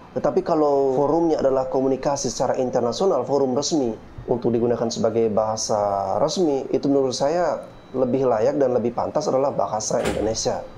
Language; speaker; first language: Indonesian; native; Indonesian